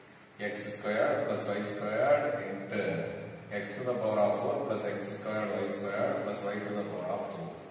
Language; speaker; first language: English; non-native, local second language; Tamil